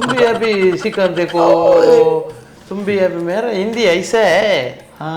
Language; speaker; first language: Hindi; non-native, local second language; Kannada